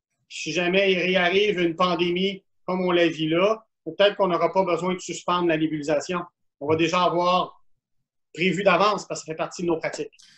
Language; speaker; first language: French; native; French